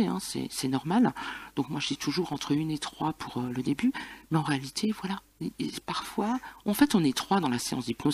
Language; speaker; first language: French; native; French